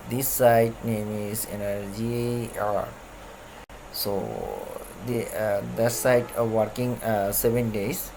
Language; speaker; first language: English; non-native, learner; Bangla